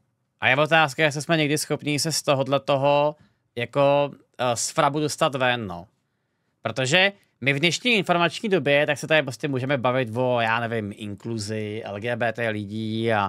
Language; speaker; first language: Czech; native; Czech